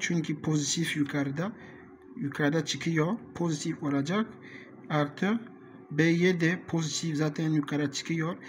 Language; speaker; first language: Turkish; non-native, learner; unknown